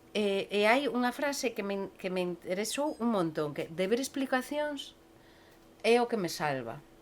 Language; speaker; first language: Galician; non-native, local second language; Spanish